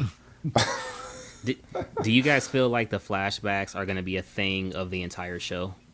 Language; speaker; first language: English; native; English